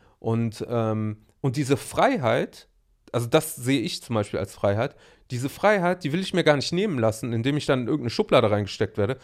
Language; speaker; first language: German; early bilingual, other home language; Arabic